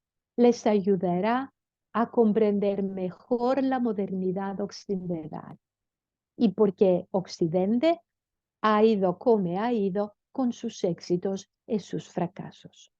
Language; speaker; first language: Spanish; non-native, fluent; Greek